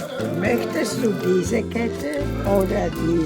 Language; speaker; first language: German; non-native, fluent; Bulgarian